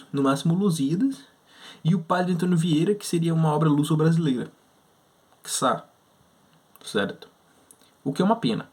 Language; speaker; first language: Portuguese; native; Portuguese